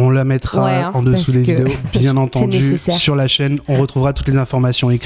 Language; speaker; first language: French; native; French